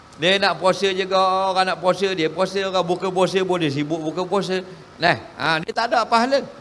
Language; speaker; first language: Malay; native; Malay